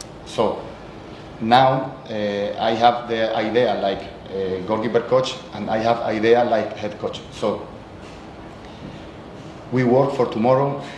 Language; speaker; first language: English; non-native, learner; Spanish